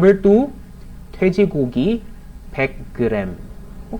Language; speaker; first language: Korean; non-native, learner; Filipino